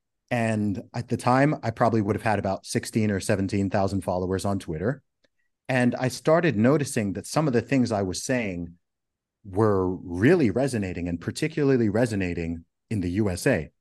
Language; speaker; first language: English; native; English